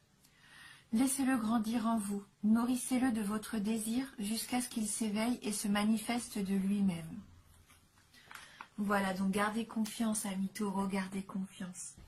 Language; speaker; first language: French; native; French